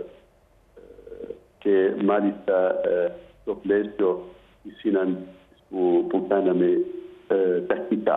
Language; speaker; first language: Greek; non-native, fluent; Arabic